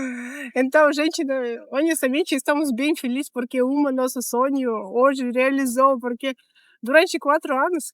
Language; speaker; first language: Portuguese; non-native, learner; Russian